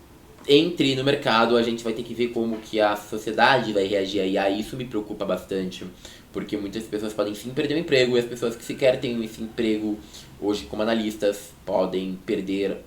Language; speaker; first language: Portuguese; native; Portuguese